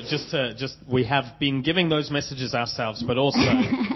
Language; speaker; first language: English; native; English